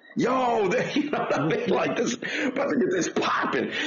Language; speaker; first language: English; native; English